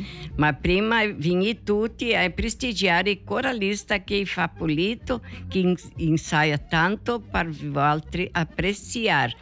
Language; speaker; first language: Italian; early bilingual, heritage; Portuguese